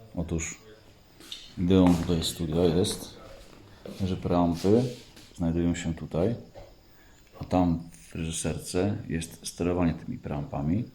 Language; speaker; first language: Polish; native; Polish